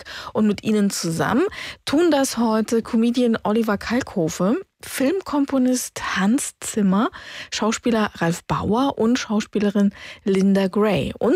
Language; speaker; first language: German; native; German